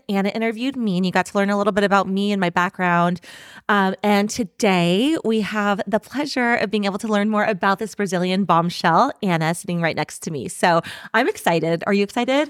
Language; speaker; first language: English; native; English